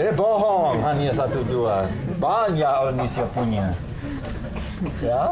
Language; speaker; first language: Indonesian; non-native, fluent; English